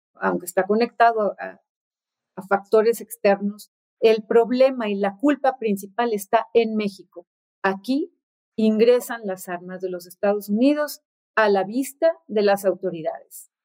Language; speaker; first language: Spanish; native; Spanish